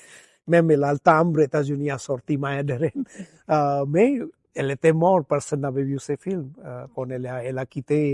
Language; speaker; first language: French; non-native, fluent; Gujarati